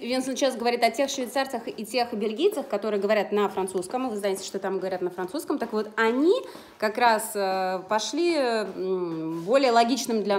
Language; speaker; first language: Russian; native; Russian